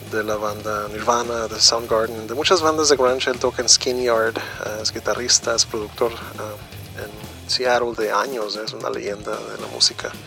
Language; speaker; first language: Spanish; native; Spanish